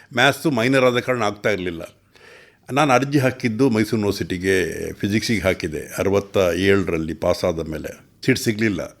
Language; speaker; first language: Kannada; non-native, local second language; Tulu